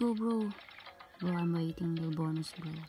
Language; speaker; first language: English; non-native, local second language; Cebuano